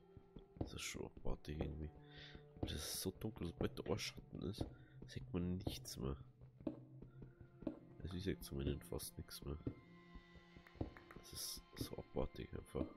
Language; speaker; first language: German; native; German